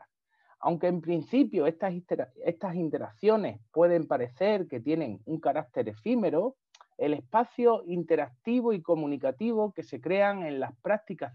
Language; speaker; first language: Spanish; native; Spanish